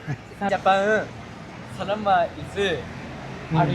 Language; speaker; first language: English; non-native, learner; Japanese